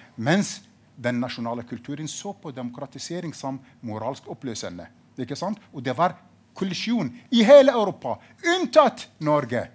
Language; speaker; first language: Norwegian; non-native, fluent; Arabic